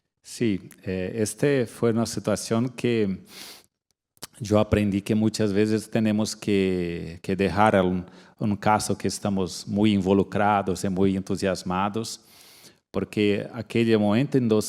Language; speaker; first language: Spanish; non-native, fluent; Portuguese